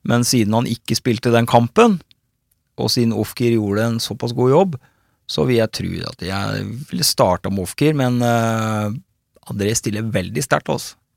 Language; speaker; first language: Norwegian; native; Norwegian